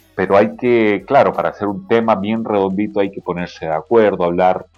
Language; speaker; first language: Spanish; native; Spanish